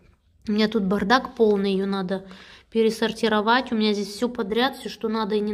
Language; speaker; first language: Russian; native; Russian